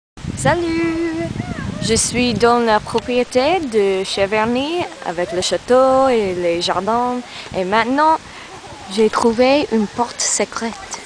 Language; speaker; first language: French; non-native, learner; English